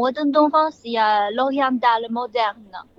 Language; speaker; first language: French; non-native, learner; Chinese